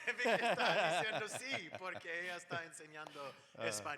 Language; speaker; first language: Spanish; non-native, fluent; English